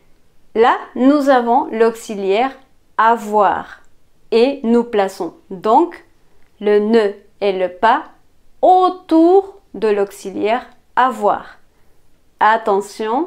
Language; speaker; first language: French; non-native, fluent; Spanish